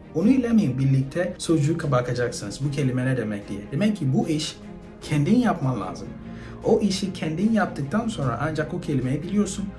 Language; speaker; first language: Turkish; non-native, fluent; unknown